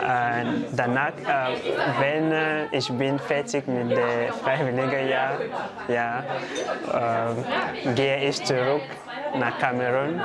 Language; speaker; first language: German; non-native, learner; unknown